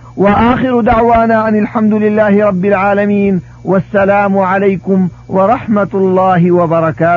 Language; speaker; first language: Arabic; native; Arabic